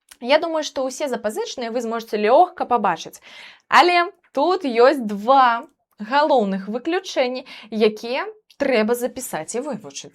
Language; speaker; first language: Belarusian; non-native, local second language; Russian